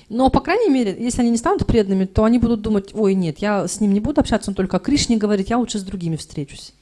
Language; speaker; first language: Russian; native; Russian